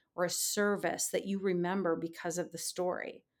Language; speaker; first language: English; native; English